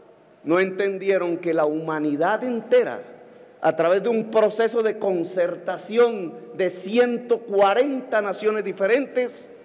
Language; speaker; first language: Spanish; native; Spanish